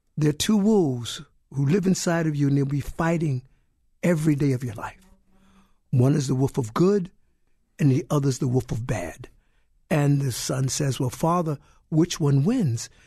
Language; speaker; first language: English; native; English